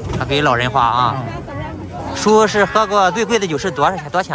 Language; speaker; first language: Chinese; native; Chinese